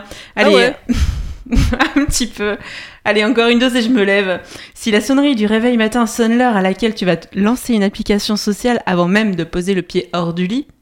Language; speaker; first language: French; native; French